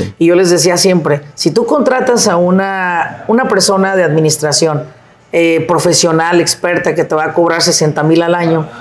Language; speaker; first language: Spanish; native; Spanish